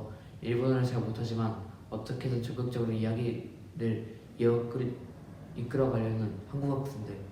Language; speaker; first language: Korean; early bilingual, other home language; Japanese